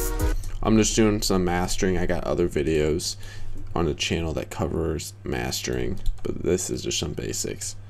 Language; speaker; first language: English; native; English